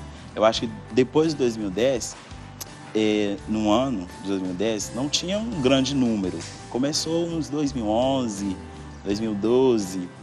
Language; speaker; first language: Portuguese; non-native, fluent; Haitian Creole